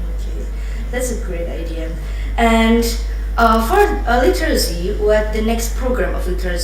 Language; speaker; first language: English; non-native, learner; Indonesian